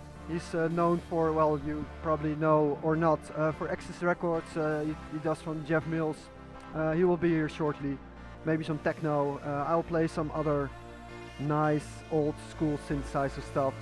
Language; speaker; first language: English; non-native, fluent; Dutch